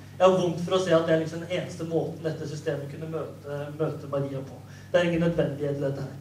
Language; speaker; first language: Norwegian; native; Norwegian